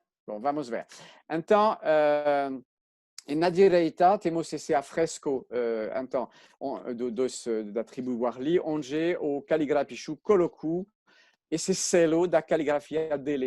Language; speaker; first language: Portuguese; non-native, fluent; French